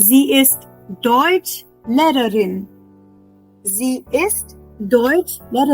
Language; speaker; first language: German; non-native, fluent; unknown